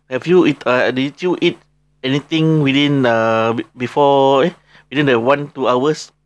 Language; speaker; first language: English; non-native, local second language; Malay